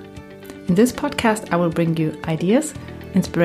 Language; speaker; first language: English; non-native, fluent; German